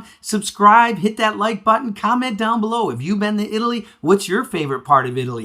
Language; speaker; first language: English; native; English